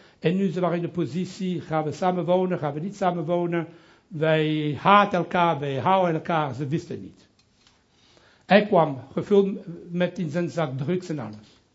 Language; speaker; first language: Dutch; non-native, local second language; French